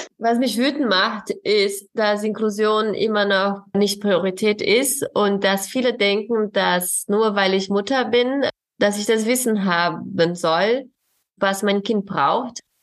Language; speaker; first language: German; non-native, fluent; Portuguese